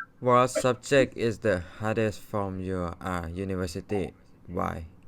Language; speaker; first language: English; non-native, learner; Thai